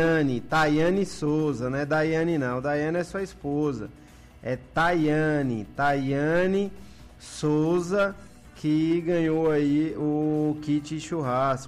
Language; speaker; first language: Portuguese; native; Portuguese